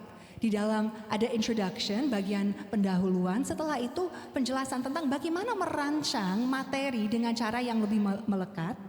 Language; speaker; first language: Indonesian; non-native, fluent; English